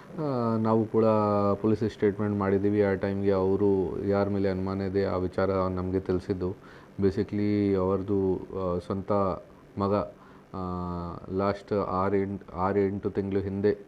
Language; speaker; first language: Kannada; non-native, local second language; Urdu